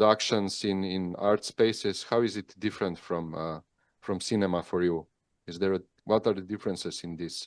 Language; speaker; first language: English; non-native, fluent; Slovenian